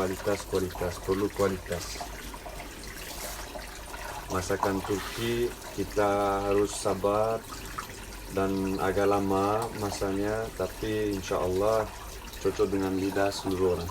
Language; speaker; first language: Indonesian; non-native, fluent; Turkish